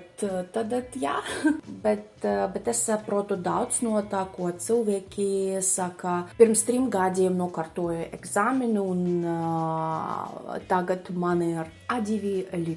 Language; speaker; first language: Latvian; non-native, learner; Russian